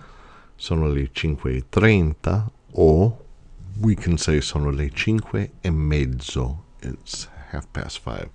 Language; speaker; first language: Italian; non-native, fluent; English